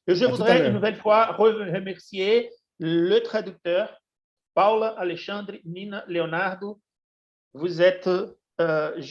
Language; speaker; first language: French; non-native, fluent; Portuguese